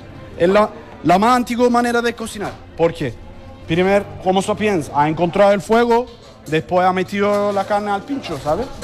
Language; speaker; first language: Spanish; non-native, learner; Turkish